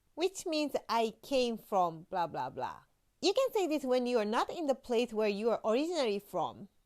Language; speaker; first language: English; non-native, fluent; Japanese